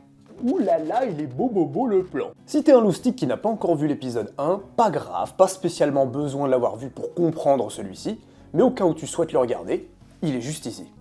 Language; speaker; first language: French; native; French